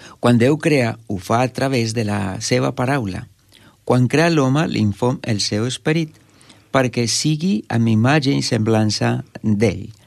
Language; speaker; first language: Catalan; non-native, fluent; Spanish